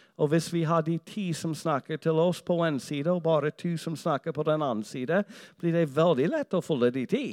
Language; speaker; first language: Norwegian; non-native, fluent; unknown